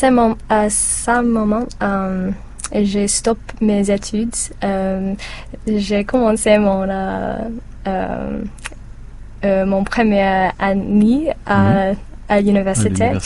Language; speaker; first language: French; non-native, learner; English